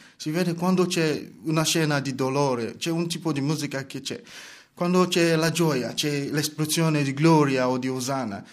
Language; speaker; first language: Italian; non-native, fluent; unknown